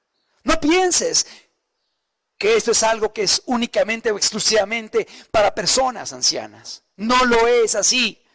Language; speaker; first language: Spanish; native; Spanish